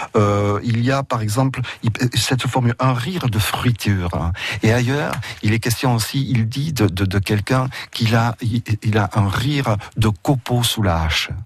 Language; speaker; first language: French; early bilingual, other home language; Catalan